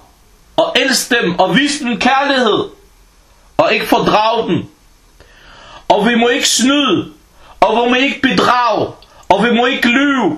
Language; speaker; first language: Danish; early bilingual, other home language; Arabic